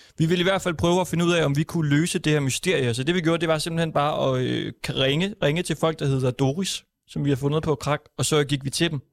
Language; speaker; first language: Danish; native; Danish